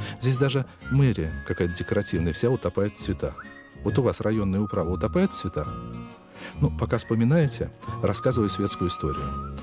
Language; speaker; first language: Russian; native; Russian